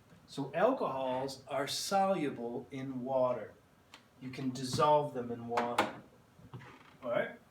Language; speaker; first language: English; native; English